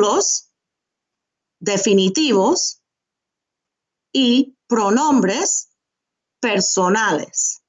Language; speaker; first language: Spanish; non-native, fluent; English